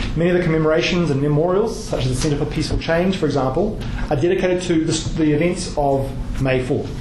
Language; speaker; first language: English; native; English